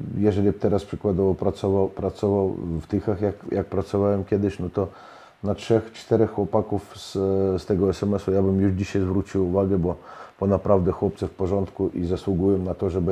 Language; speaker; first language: Polish; non-native, fluent; Russian